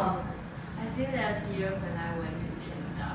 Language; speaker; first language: English; non-native, learner; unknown